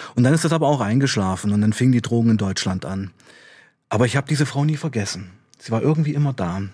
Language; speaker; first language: German; native; German